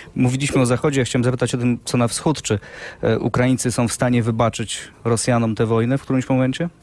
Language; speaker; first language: Polish; native; Polish